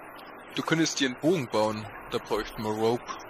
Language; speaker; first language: German; native; German